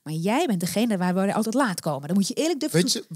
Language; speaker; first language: Dutch; native; Dutch